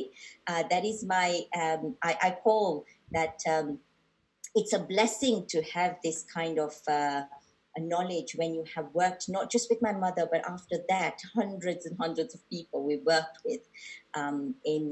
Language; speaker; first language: English; non-native, local second language; Gujarati